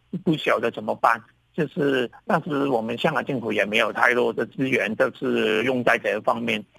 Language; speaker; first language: Chinese; non-native, local second language; Cantonese